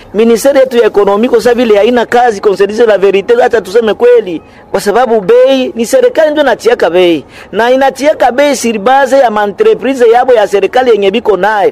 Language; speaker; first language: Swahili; native; Swahili